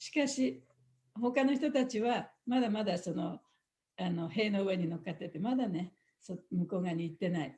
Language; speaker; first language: Japanese; native; Japanese